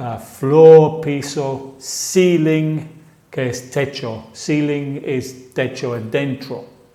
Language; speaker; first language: Spanish; non-native, fluent; English